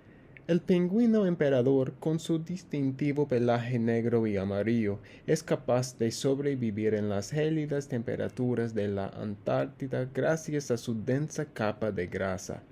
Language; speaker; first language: Spanish; non-native, fluent; English